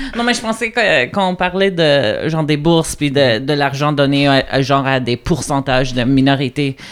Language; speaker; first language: French; non-native, local second language; English